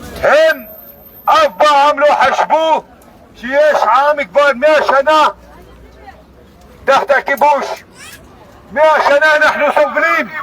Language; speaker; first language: Hebrew; non-native, local second language; Arabic